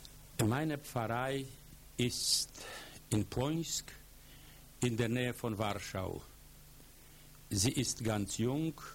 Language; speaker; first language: German; non-native, fluent; Polish